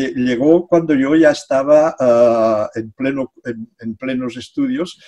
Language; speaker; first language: Spanish; non-native, local second language; Catalan